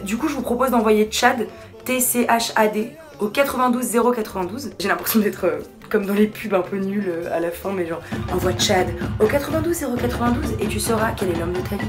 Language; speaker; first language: French; native; French